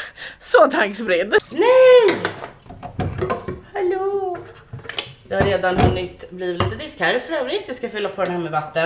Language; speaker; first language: Swedish; native; Swedish